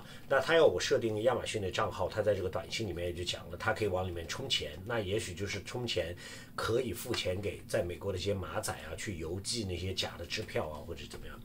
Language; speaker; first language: Chinese; native; Chinese